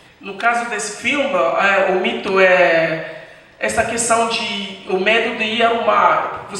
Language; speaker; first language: Portuguese; non-native, fluent; French